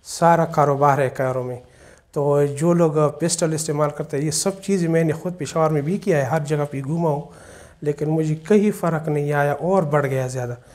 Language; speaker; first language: Urdu; non-native, local second language; Pashto